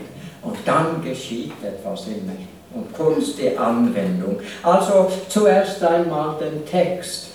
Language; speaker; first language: German; non-native, fluent; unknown